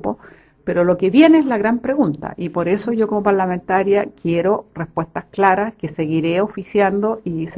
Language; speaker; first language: Spanish; native; Spanish